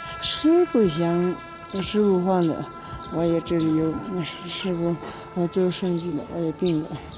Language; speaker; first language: Chinese; non-native, local second language; Tibetan